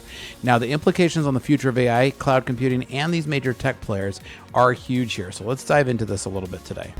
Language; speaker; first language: English; native; English